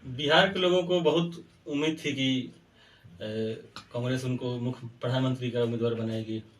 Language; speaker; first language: Hindi; native; Hindi